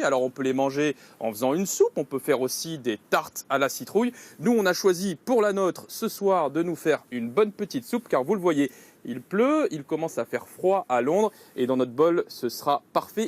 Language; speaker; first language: French; native; French